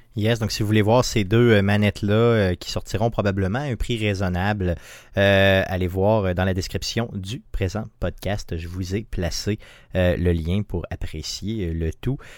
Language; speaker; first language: French; native; French